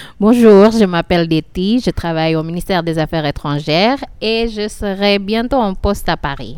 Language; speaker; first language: French; non-native, learner; Indonesian